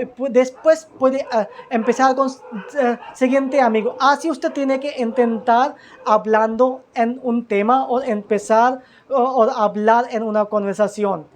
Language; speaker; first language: Spanish; non-native, learner; Hindi